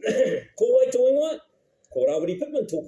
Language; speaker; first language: Māori; non-native, local second language; English